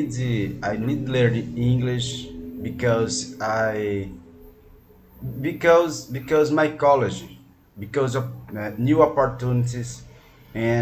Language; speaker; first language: English; non-native, learner; Portuguese